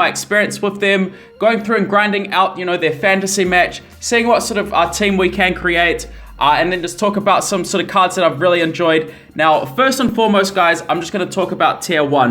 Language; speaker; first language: English; native; English